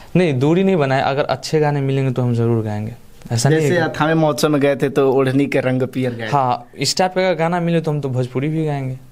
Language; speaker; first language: Hindi; native; Hindi